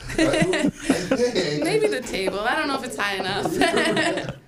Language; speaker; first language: English; native; English